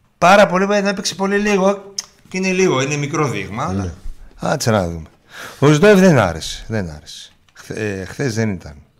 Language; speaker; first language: Greek; early bilingual, heritage; Greek